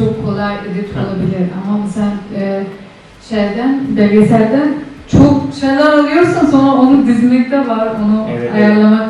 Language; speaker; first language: Turkish; non-native, fluent; Persian